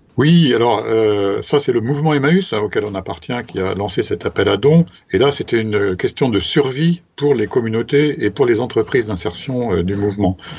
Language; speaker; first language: French; native; French